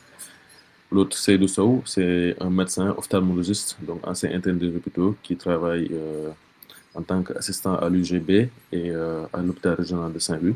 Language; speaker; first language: French; non-native, local second language; Wolof